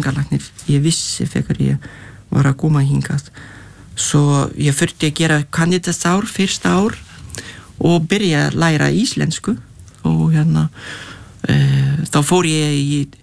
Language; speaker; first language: Icelandic; non-native, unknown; Lithuanian